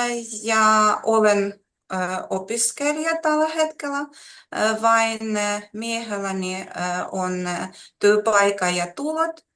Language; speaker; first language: Finnish; non-native, learner; Russian